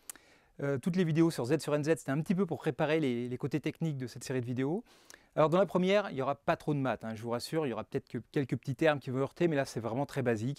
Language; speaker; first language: French; native; French